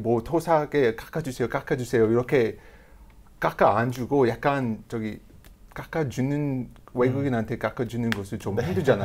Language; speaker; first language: Korean; non-native, fluent; English